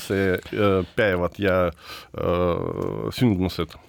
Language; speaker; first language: Estonian; non-native, learner; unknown